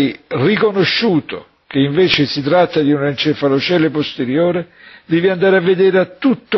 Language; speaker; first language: Italian; native; Italian